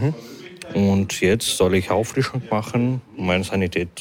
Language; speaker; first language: German; non-native, learner; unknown